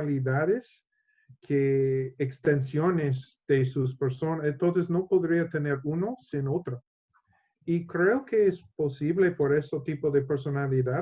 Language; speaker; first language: Spanish; non-native, learner; English